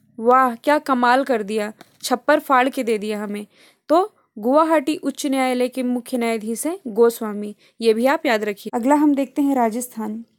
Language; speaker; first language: Hindi; native; Hindi